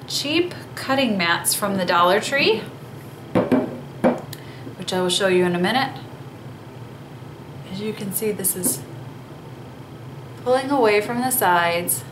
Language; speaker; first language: English; native; English